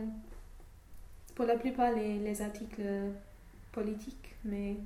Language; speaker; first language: French; non-native, fluent; English